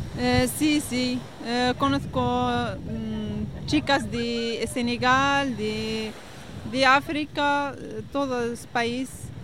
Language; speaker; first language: Spanish; non-native, learner; Arabic